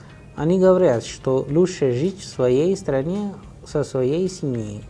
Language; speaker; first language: Russian; non-native, fluent; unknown